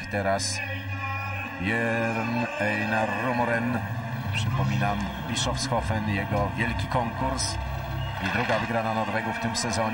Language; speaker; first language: Polish; native; Polish